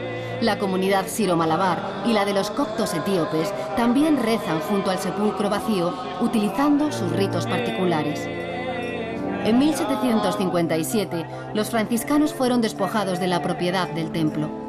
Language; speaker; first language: Spanish; native; Spanish